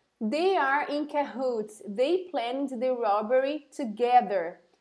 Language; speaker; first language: English; non-native, fluent; Portuguese